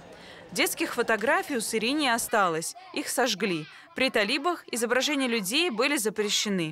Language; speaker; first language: Russian; native; Russian